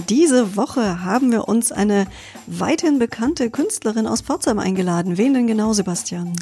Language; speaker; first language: German; native; German